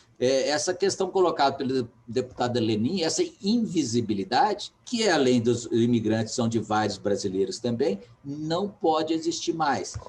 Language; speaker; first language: Portuguese; native; Portuguese